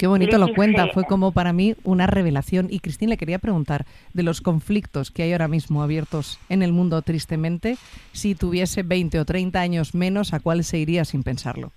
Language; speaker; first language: Spanish; native; Spanish